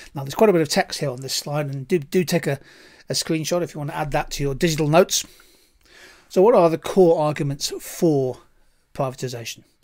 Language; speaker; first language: English; native; English